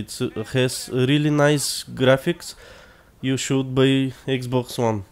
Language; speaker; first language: English; non-native, learner; Bulgarian